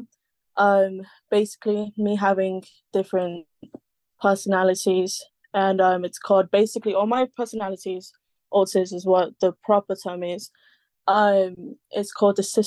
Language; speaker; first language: English; native; English